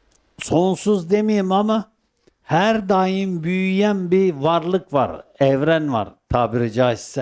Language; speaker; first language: Turkish; native; Turkish